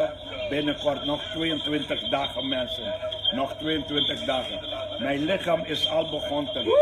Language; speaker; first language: Dutch; non-native, local second language; Papiamento